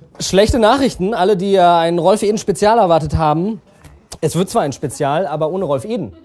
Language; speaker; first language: German; native; German